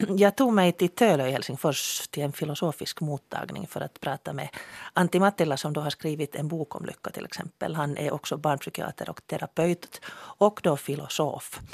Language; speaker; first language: Swedish; native; Swedish